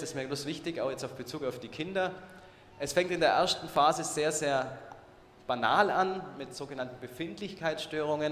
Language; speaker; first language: German; native; German